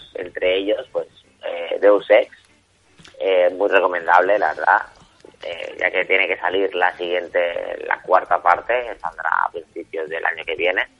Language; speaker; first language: Spanish; non-native, local second language; Catalan